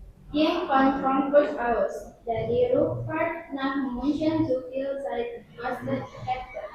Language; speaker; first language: German; non-native, learner; Indonesian